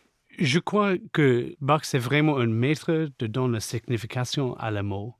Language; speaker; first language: French; non-native, fluent; English